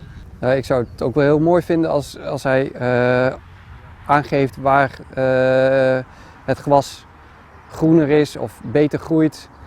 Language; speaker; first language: Dutch; native; Dutch